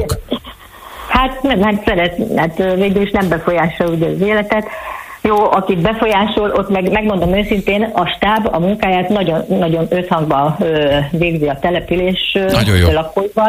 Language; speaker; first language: Hungarian; native; Hungarian